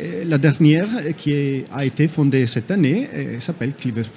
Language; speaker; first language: French; non-native, fluent; Italian